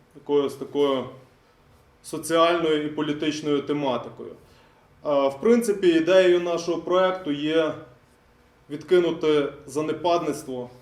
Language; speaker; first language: Ukrainian; native; Ukrainian